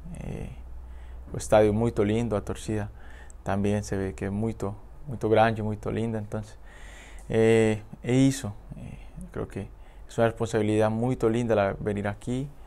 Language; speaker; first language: Spanish; native; Spanish